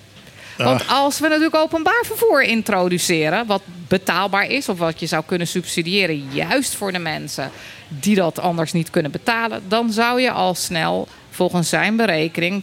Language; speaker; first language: Dutch; native; Dutch